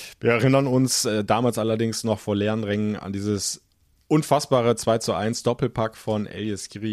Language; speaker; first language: German; native; German